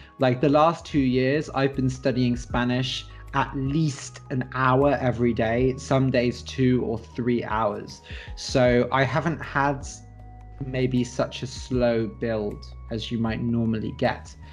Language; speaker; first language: English; native; English